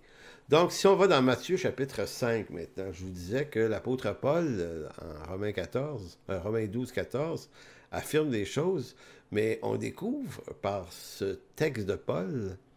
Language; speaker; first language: French; native; French